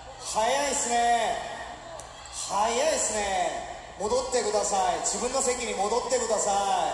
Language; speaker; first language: Japanese; non-native, fluent; Korean